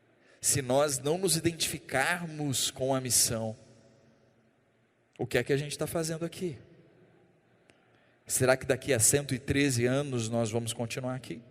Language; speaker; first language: Portuguese; native; Portuguese